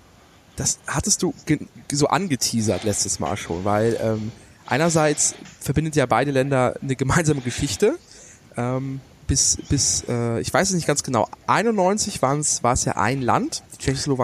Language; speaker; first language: German; native; German